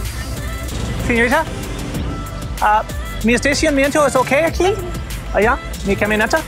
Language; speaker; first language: Spanish; non-native, learner; English